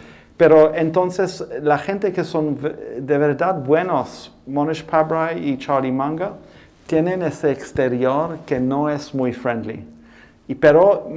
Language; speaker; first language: Spanish; non-native, fluent; English